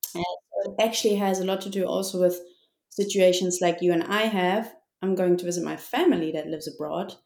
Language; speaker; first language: English; non-native, fluent; German